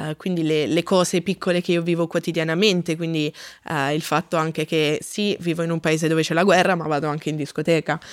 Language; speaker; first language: Italian; native; Italian